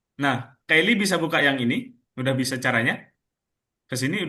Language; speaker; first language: Indonesian; native; Indonesian